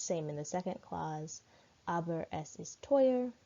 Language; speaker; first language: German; non-native, learner; English